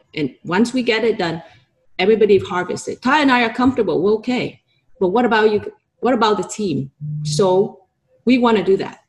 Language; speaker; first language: English; non-native, fluent; Vietnamese